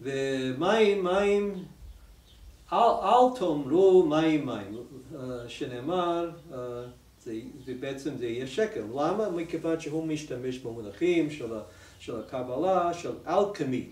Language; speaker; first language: Hebrew; non-native, fluent; English